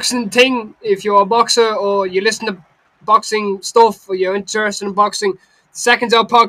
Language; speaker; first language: English; native; English